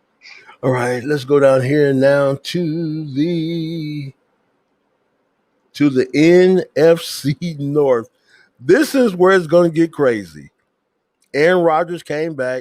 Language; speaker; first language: English; native; English